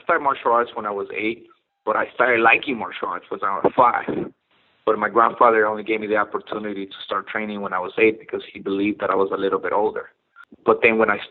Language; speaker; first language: English; non-native, fluent; Spanish